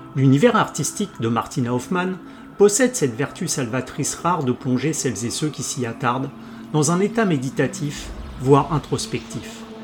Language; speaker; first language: French; native; French